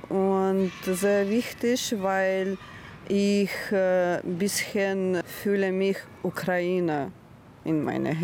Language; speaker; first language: German; non-native, learner; Ukrainian